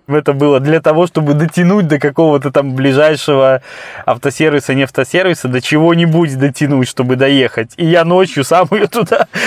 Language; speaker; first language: Russian; native; Russian